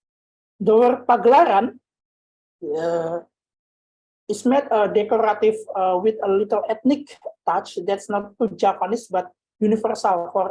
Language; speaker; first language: English; non-native, learner; Indonesian